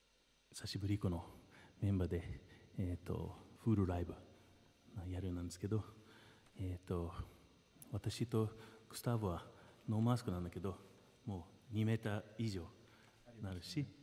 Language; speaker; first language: Japanese; non-native, fluent; Portuguese